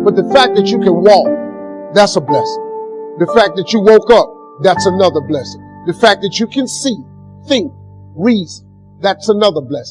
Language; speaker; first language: English; native; English